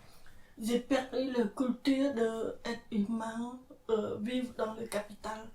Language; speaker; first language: French; non-native, fluent; Khmer